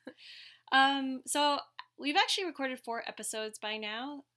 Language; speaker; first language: English; early bilingual, other home language; Cantonese